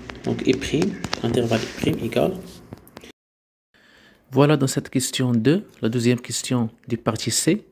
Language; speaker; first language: French; non-native, local second language; Arabic